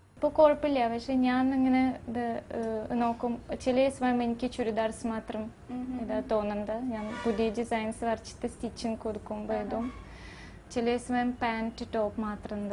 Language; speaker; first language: Malayalam; non-native, fluent; Russian